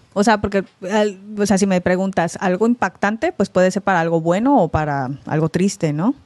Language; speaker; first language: Spanish; early bilingual, other home language; Korean